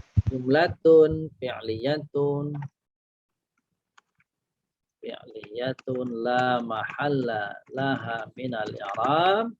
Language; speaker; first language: Arabic; non-native, fluent; Indonesian